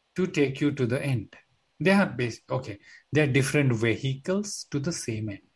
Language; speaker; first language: English; non-native, local second language; Marathi